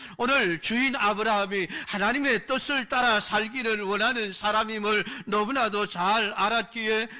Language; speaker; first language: Korean; native; Korean